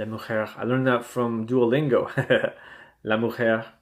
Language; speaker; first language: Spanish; non-native, learner; English